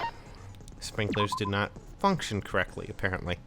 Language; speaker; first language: English; native; English